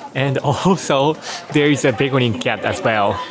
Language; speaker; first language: English; non-native, fluent; Japanese